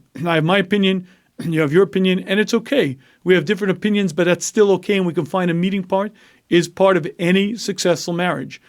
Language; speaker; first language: English; native; English